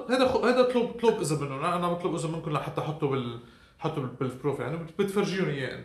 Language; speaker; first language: Arabic; native; Arabic